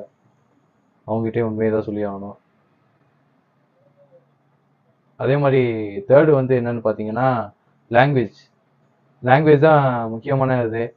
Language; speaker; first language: Tamil; native; Tamil